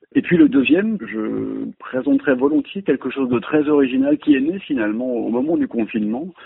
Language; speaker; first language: French; native; French